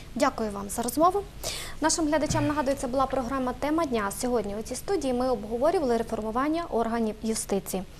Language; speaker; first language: Ukrainian; native; Ukrainian